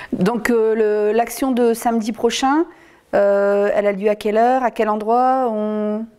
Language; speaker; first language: French; native; French